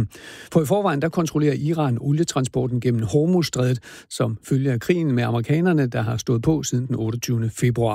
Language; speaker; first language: Danish; native; Danish